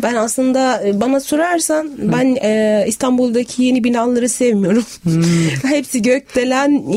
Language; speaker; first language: Turkish; non-native, fluent; Arabic